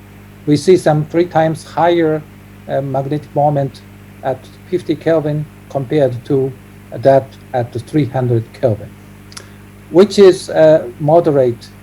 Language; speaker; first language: English; non-native, fluent; Japanese